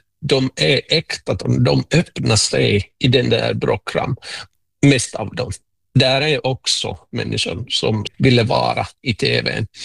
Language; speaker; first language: Swedish; non-native, local second language; Finnish